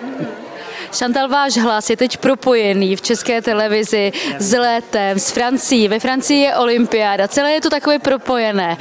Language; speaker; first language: Czech; native; Czech